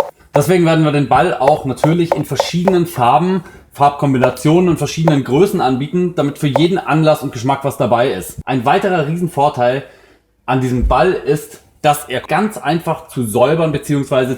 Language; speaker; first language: German; native; German